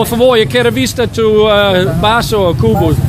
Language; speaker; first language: Spanish; non-native, learner; English